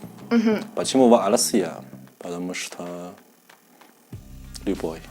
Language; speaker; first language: Russian; non-native, learner; Chinese